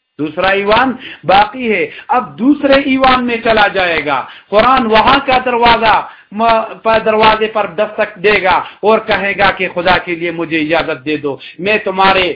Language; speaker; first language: Urdu; non-native, local second language; Pashto